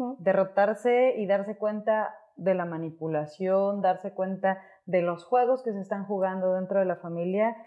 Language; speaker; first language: Spanish; native; Spanish